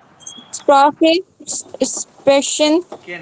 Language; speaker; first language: German; non-native, learner; Urdu